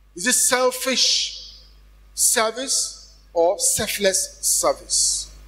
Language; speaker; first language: English; non-native, local second language; Yoruba